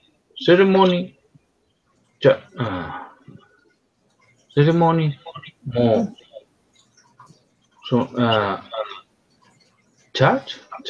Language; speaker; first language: Japanese; non-native, learner; Spanish